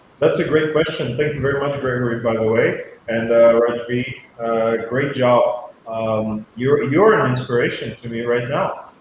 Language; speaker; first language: English; non-native, fluent; Bulgarian